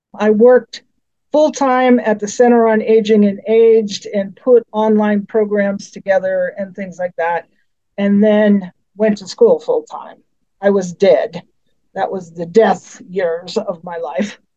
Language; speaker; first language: English; native; English